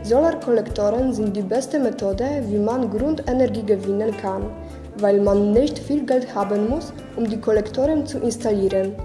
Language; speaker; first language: German; non-native, learner; Polish